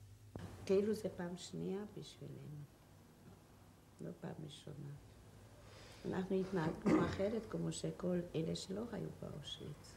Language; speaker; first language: Hebrew; non-native, fluent; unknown